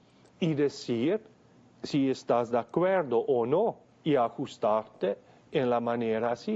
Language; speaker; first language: Spanish; non-native, fluent; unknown